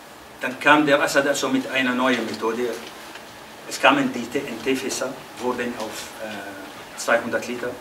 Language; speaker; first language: German; non-native, fluent; Arabic